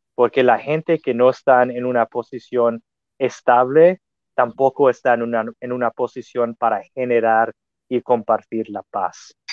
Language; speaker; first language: Spanish; non-native, fluent; English